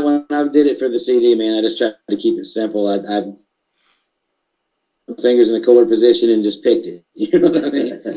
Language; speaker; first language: English; native; English